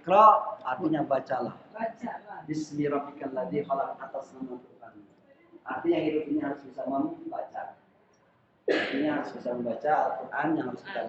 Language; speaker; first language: Indonesian; non-native, local second language; Sundanese